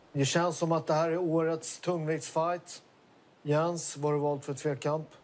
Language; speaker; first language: Swedish; native; Swedish